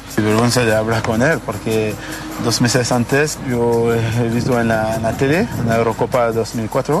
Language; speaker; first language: Spanish; non-native, learner; French